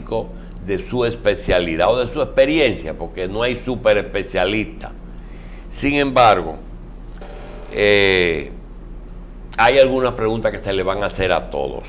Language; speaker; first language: Spanish; native; Spanish